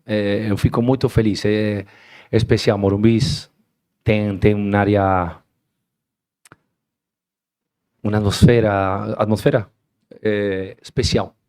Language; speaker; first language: Portuguese; non-native, learner; Spanish